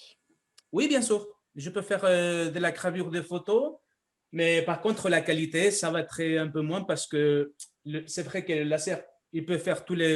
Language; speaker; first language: French; non-native, fluent; Spanish